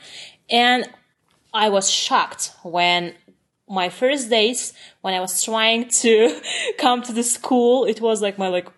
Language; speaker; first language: English; non-native, fluent; Turkmen